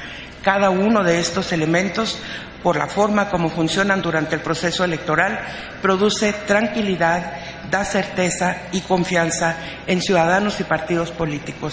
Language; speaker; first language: Spanish; native; Spanish